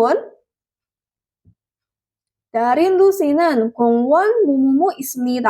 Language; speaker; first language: Korean; non-native, learner; Indonesian